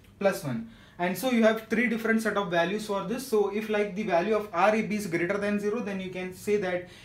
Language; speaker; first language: English; non-native, local second language; Marathi